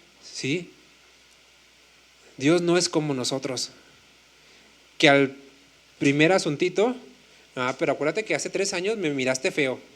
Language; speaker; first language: Spanish; native; Spanish